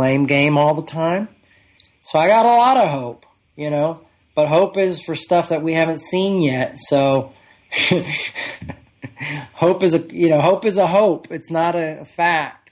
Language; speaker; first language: English; native; English